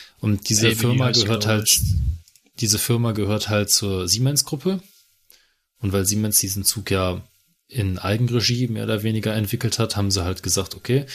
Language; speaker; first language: German; native; German